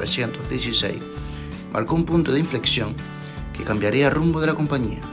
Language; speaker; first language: Spanish; native; Spanish